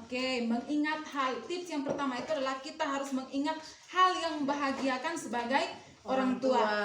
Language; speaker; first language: Indonesian; native; Indonesian